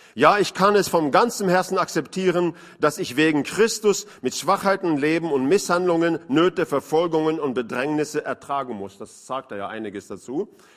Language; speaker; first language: German; non-native, fluent; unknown